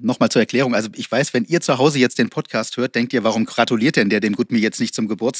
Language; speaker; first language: German; native; German